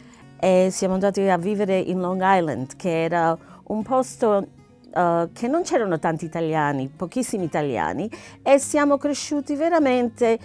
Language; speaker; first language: Italian; early bilingual, heritage; Italian